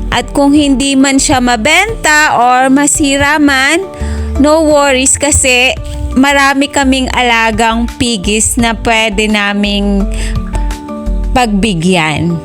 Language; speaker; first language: Filipino; native; Filipino